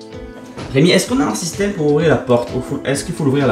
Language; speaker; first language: French; native; French